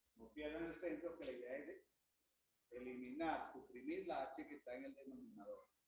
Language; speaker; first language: Spanish; native; Spanish